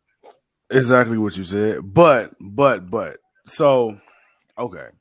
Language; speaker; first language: English; native; English